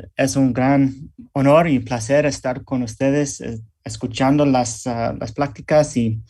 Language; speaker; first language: Spanish; early bilingual, other home language; English